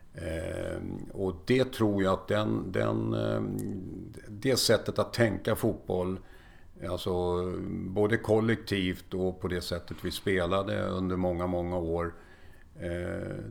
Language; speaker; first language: Swedish; native; Swedish